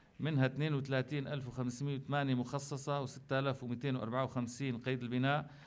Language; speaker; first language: Arabic; native; Arabic